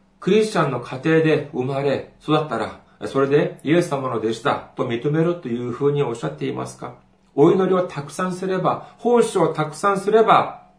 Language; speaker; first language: Japanese; non-native, fluent; Korean